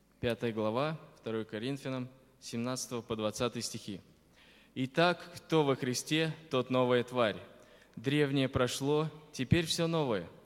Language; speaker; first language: Russian; native; Russian